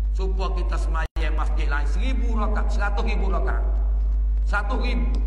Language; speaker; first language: Malay; native; Malay